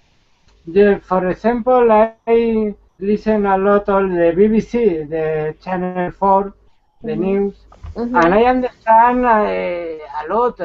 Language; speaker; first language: English; non-native, learner; Spanish